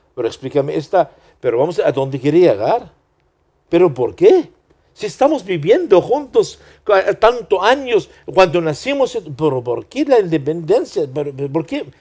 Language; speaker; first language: Spanish; non-native, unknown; Arabic